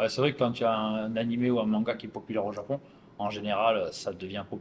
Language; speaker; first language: French; native; French